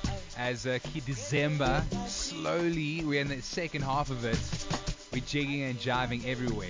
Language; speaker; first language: English; native; English